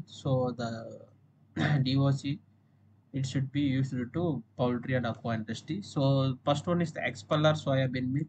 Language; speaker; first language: English; non-native, local second language; Tamil